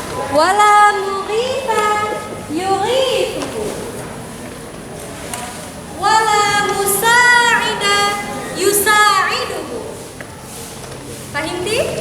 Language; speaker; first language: Arabic; non-native, fluent; Indonesian